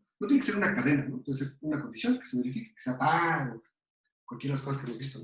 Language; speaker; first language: Spanish; native; Spanish